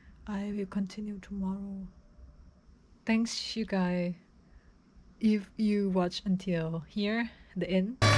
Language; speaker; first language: English; non-native, fluent; Lao